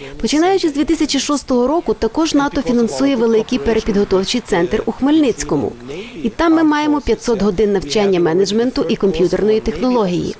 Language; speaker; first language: Ukrainian; native; Ukrainian